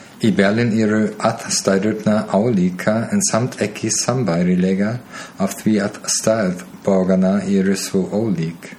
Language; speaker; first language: Icelandic; non-native, learner; German